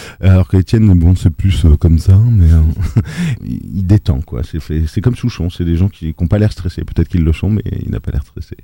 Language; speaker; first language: French; native; French